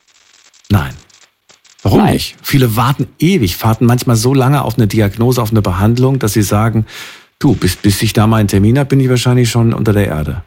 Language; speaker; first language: German; native; German